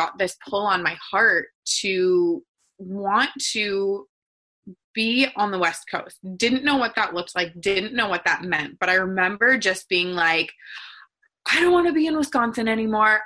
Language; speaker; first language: English; native; English